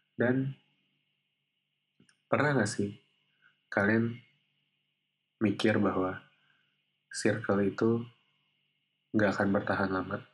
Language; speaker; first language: Indonesian; native; Indonesian